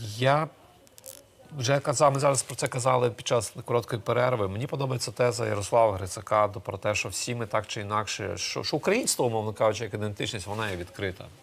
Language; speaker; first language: Ukrainian; early bilingual, other home language; Russian